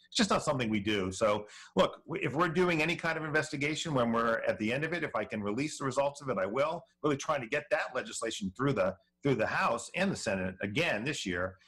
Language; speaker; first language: English; native; English